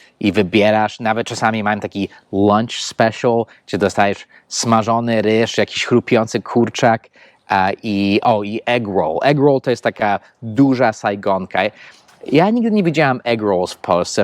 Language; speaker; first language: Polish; non-native, fluent; English